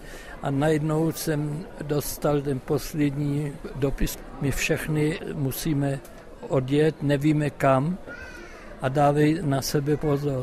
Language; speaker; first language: Czech; non-native, local second language; German